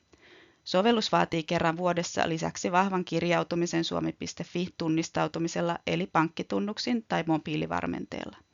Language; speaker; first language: Finnish; native; Finnish